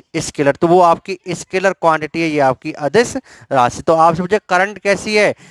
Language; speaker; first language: Hindi; native; Hindi